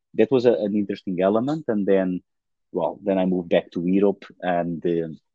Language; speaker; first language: English; non-native, fluent; Portuguese